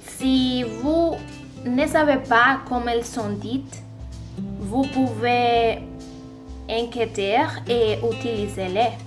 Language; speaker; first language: French; non-native, learner; Spanish